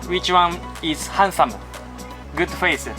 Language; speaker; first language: English; non-native, learner; Japanese